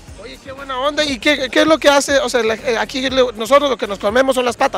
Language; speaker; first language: Spanish; native; Spanish